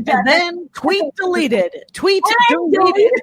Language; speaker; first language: English; native; English